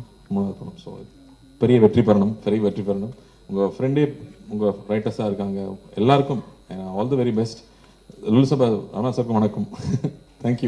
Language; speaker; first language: Tamil; native; Tamil